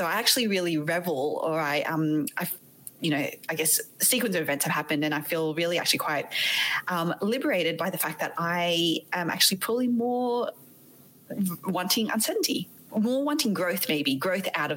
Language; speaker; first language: English; native; English